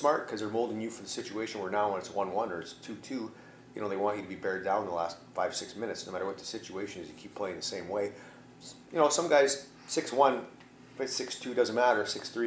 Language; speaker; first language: English; native; English